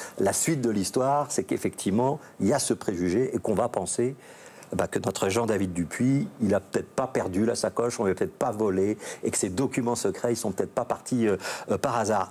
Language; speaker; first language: French; native; French